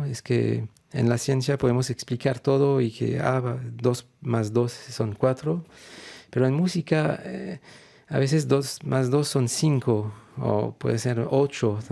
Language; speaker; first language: Spanish; non-native, fluent; French